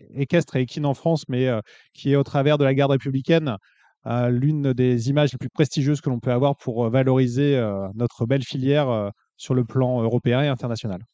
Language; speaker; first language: French; native; French